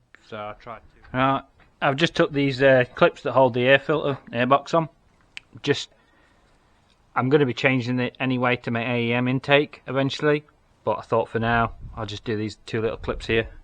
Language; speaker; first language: English; native; English